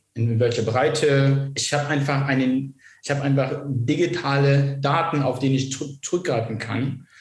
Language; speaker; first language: German; non-native, local second language; Kurdish